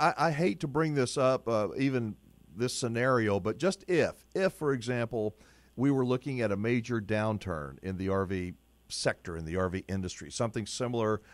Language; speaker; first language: English; native; English